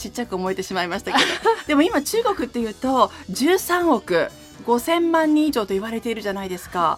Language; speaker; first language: Japanese; native; Japanese